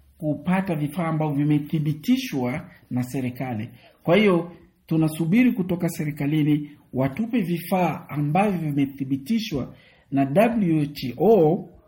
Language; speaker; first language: Swahili; native; Swahili